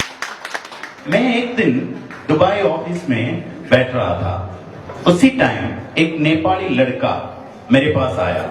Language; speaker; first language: Hindi; non-native, fluent; Bangla